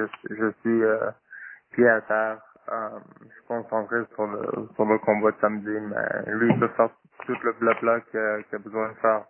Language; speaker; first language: French; native; French